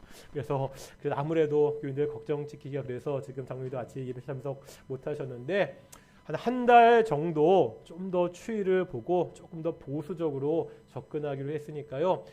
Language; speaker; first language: Korean; native; Korean